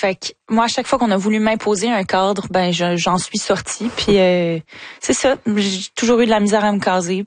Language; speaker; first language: French; native; French